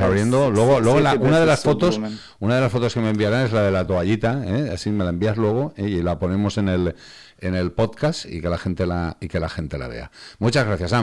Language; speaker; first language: Spanish; native; Spanish